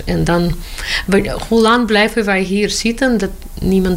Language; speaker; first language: Dutch; non-native, learner; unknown